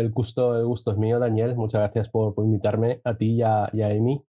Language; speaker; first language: Spanish; early bilingual, other home language; Chinese